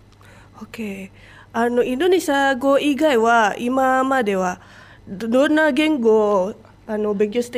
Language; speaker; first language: Japanese; non-native, fluent; Indonesian